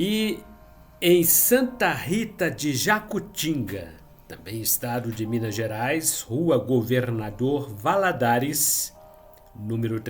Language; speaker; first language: Portuguese; native; Portuguese